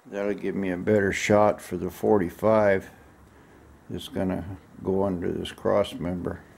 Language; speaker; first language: English; native; English